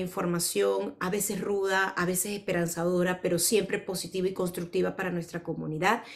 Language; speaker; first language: Spanish; native; Spanish